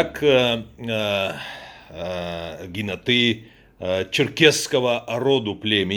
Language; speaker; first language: Russian; native; Russian